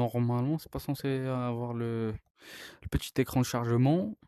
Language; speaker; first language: French; native; French